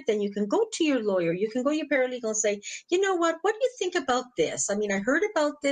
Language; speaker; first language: English; native; English